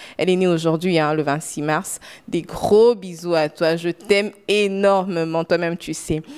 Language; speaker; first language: French; non-native, local second language; Lingala